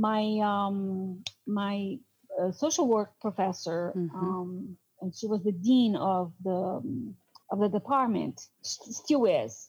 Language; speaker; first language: English; non-native, fluent; Portuguese